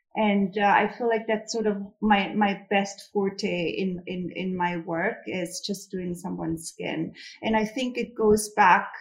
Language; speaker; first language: English; non-native, fluent; German